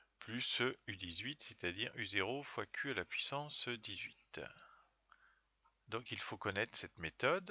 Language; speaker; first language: French; native; French